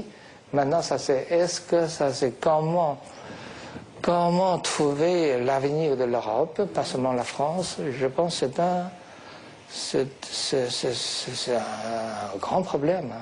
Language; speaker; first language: French; non-native, fluent; Chinese